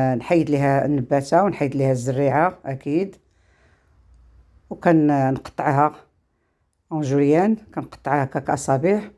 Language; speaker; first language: Arabic; native; Arabic